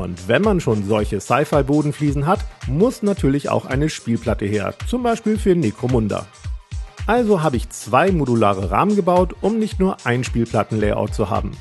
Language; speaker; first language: German; native; German